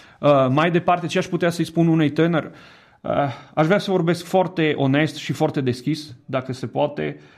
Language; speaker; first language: Romanian; non-native, fluent; Italian